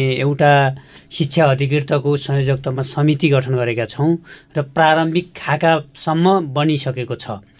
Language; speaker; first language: Nepali; native; Nepali